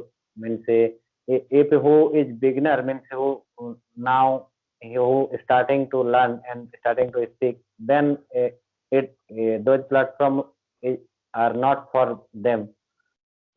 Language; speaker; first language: English; non-native, learner; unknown